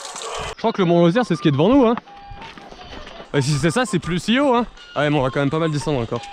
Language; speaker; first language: French; native; French